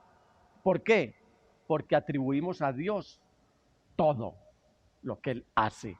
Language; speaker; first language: Spanish; native; Spanish